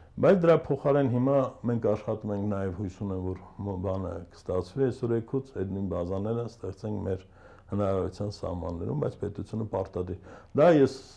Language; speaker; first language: Armenian; native; Armenian